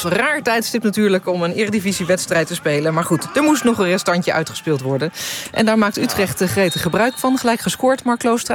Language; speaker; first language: Dutch; native; Dutch